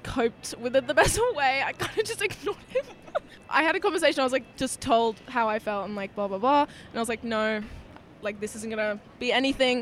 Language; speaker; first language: English; non-native, local second language; Cantonese